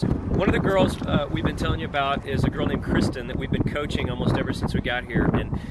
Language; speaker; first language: English; native; English